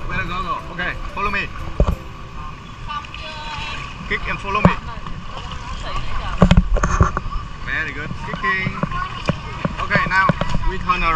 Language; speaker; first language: English; non-native, learner; Vietnamese